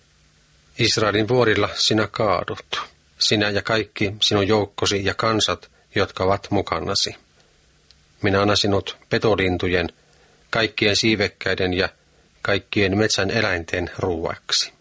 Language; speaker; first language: Finnish; native; Finnish